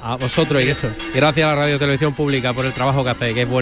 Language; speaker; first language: Spanish; native; Spanish